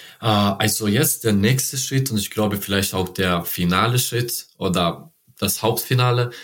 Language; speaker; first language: German; non-native, learner; Serbian